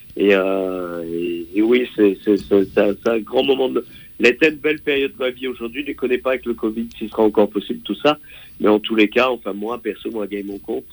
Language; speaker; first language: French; non-native, local second language; Réunion Creole French